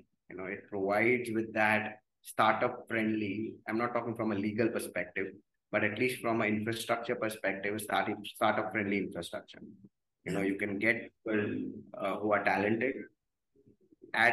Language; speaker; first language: English; non-native, local second language; Gujarati